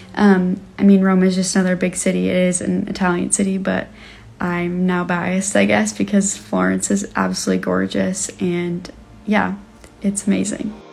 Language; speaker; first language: English; native; English